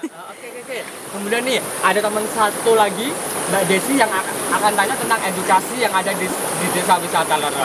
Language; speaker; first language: Indonesian; native; Indonesian